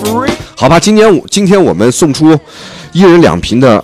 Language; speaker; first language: Chinese; native; Chinese